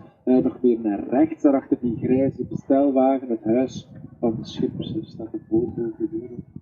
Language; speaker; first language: Dutch; native; Dutch